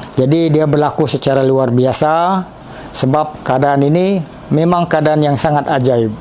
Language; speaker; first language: Malay; non-native, local second language; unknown